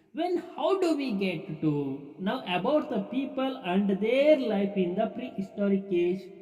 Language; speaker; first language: English; non-native, local second language; Kannada